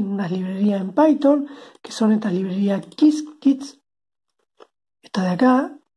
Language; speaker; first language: Spanish; native; Spanish